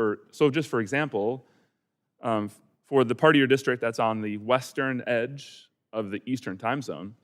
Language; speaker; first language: English; native; English